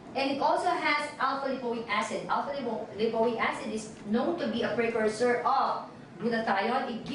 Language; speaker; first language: English; non-native, local second language; Filipino